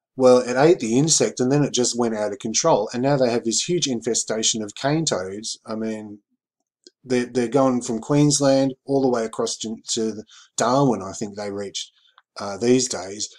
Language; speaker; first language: English; native; English